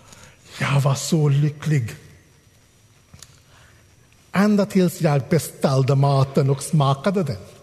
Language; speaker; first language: Swedish; non-native, fluent; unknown